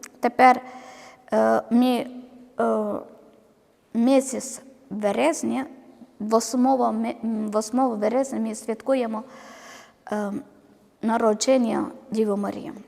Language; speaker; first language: Ukrainian; non-native, learner; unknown